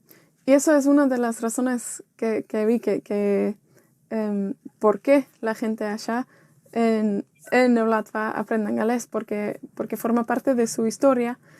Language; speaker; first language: Spanish; non-native, fluent; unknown